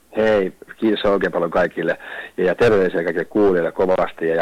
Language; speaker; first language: Finnish; native; Finnish